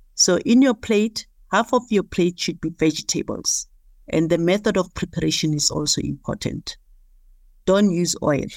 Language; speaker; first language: English; non-native, local second language; Southern Sotho